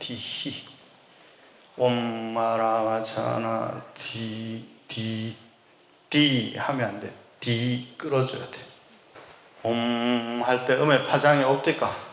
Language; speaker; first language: Korean; native; Korean